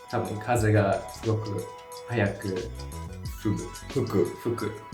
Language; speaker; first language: Japanese; non-native, learner; English